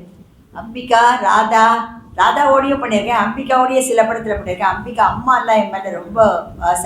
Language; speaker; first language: Tamil; native; Tamil